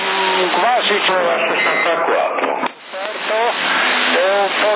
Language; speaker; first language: Italian; non-native, learner; German